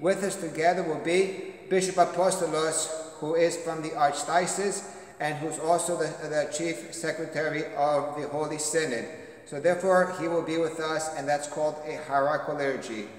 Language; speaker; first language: English; early bilingual, other home language; Greek